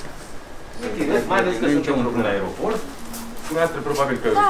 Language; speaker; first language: Romanian; native; Romanian